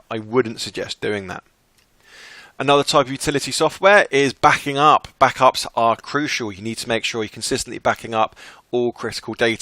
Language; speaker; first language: English; native; English